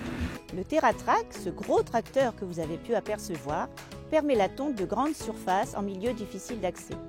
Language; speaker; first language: French; native; French